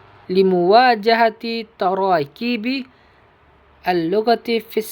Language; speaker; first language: Arabic; non-native, learner; Indonesian